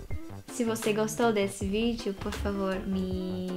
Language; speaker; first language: Portuguese; non-native, fluent; Japanese